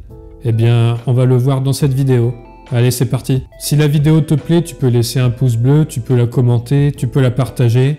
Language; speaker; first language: French; native; French